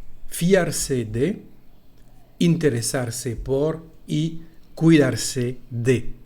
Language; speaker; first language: Spanish; non-native, fluent; French